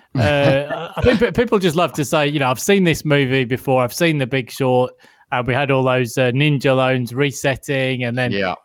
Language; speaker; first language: English; native; English